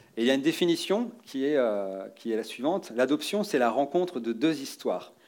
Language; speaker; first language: French; native; French